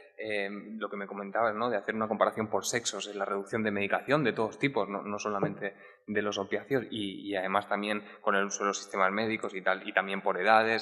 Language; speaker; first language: Spanish; native; Spanish